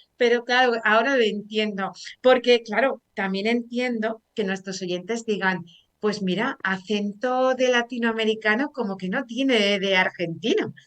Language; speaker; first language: Spanish; native; Spanish